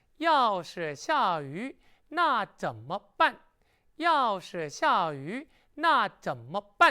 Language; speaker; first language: Chinese; non-native, fluent; Korean